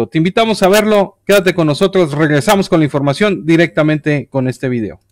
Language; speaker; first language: Spanish; native; Spanish